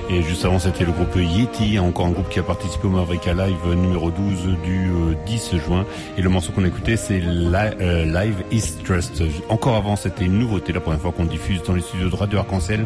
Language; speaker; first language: French; native; French